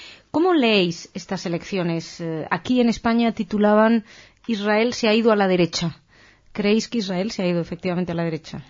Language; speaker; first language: Spanish; native; Spanish